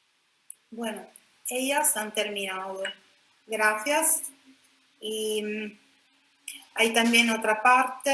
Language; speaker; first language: Spanish; non-native, fluent; Italian